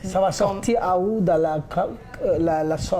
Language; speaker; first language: French; non-native, learner; Bangla